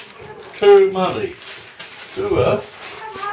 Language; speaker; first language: English; native; English